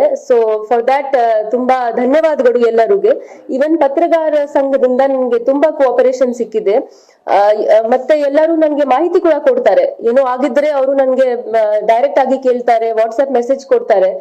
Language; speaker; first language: Kannada; non-native, fluent; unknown